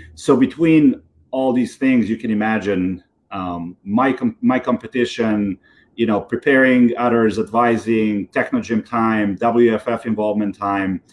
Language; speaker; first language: English; non-native, fluent; Serbian